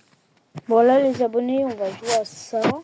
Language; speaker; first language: French; native; French